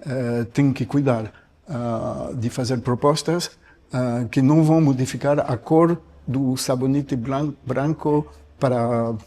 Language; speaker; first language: Portuguese; non-native, fluent; French